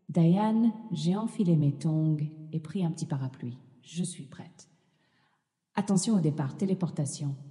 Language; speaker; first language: French; native; French